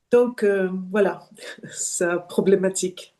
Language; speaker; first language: French; non-native, fluent; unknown